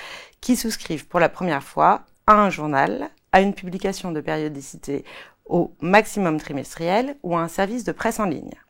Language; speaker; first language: French; native; French